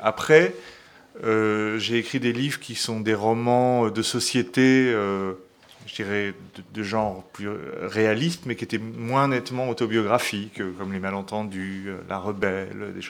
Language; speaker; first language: French; native; French